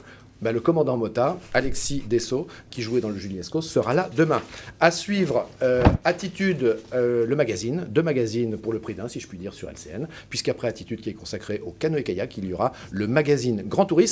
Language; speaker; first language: French; native; French